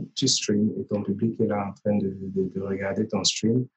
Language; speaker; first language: French; native; French